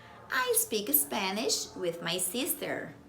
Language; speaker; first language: English; non-native, fluent; Portuguese